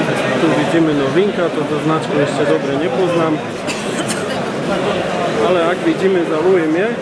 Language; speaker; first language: Polish; non-native, learner; Slovak